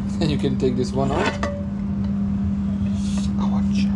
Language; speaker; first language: English; non-native, fluent; German